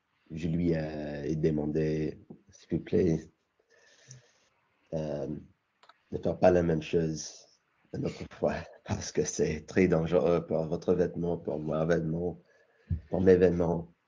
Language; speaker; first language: French; non-native, learner; English